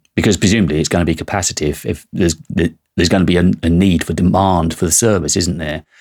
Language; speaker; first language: English; native; English